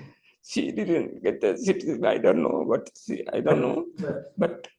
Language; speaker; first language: English; non-native, local second language; Tamil